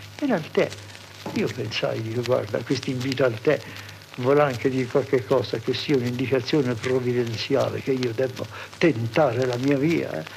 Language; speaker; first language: Italian; early bilingual, other home language; Romansh